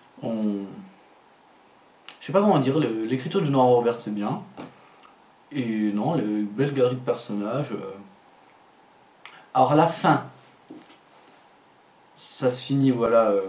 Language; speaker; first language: French; native; French